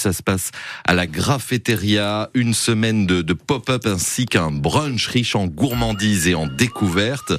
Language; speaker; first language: French; native; French